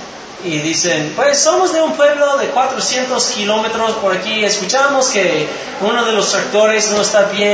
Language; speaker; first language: Spanish; non-native, fluent; English